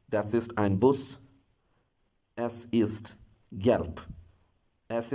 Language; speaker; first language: German; non-native, fluent; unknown